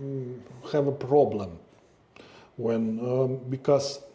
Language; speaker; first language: English; non-native, learner; Russian